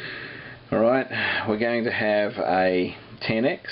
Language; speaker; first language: English; native; English